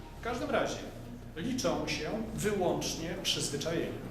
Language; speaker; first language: Polish; native; Polish